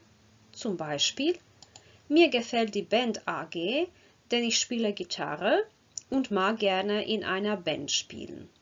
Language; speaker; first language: German; non-native, fluent; Croatian